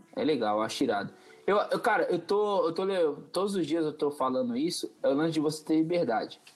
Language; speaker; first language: Portuguese; native; Portuguese